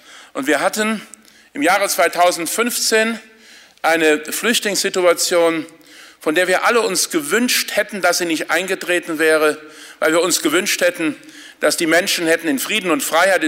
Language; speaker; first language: German; native; German